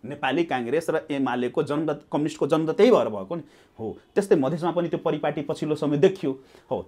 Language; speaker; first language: Nepali; non-native, local second language; Maithili